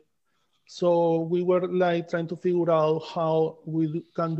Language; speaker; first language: English; non-native, fluent; Spanish